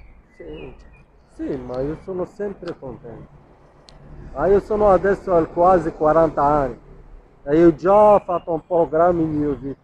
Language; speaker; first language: Italian; non-native, learner; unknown